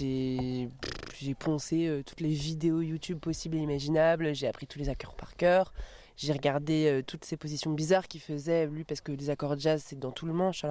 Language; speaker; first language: French; native; French